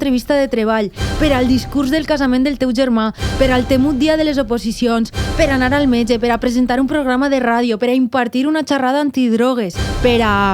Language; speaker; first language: Catalan; native; Catalan